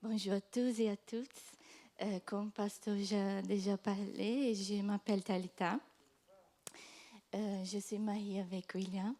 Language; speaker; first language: French; non-native, fluent; Portuguese